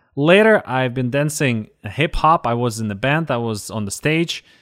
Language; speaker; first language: English; non-native, fluent; Russian